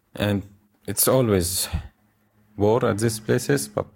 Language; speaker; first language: English; non-native, fluent; Arabic